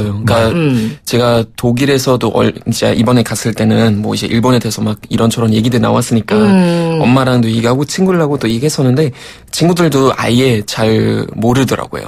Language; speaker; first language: Korean; non-native, fluent; German